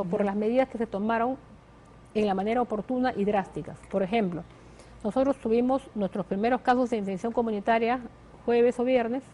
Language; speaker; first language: Spanish; native; Spanish